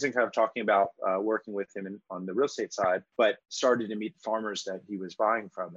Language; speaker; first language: English; native; English